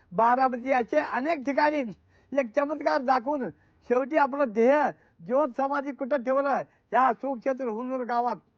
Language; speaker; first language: Marathi; non-native, local second language; Kannada